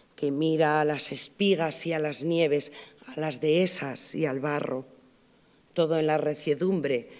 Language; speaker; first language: Spanish; native; Spanish